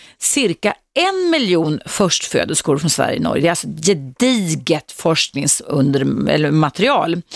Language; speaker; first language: Swedish; native; Swedish